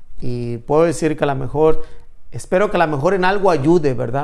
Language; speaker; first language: Spanish; native; Spanish